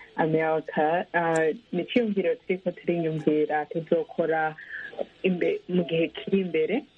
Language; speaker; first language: Rundi; early bilingual, heritage; Rundi